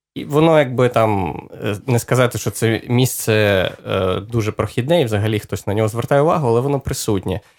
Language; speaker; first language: Ukrainian; native; Ukrainian